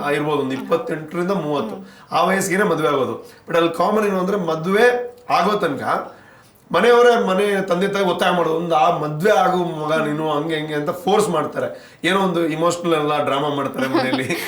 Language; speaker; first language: Kannada; non-native, local second language; Tulu